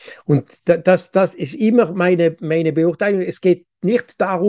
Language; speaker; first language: German; non-native, local second language; French